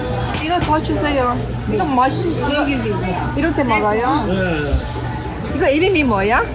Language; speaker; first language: Korean; non-native, learner; Persian